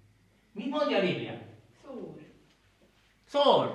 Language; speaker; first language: Hungarian; non-native, learner; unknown